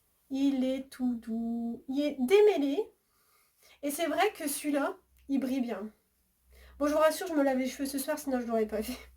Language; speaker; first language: French; native; French